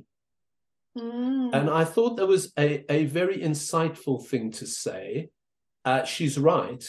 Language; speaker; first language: English; native; English